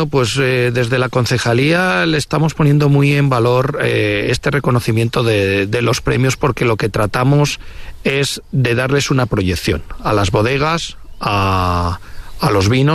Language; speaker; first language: Spanish; native; Spanish